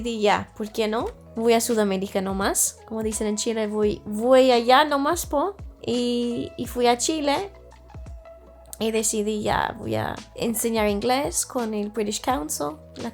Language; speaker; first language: Spanish; non-native, fluent; English